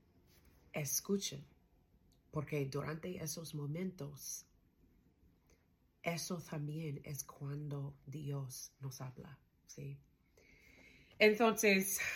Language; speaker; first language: Spanish; non-native, learner; English